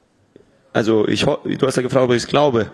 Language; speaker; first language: German; native; German